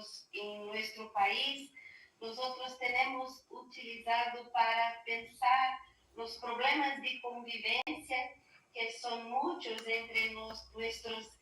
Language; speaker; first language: Spanish; non-native, learner; Portuguese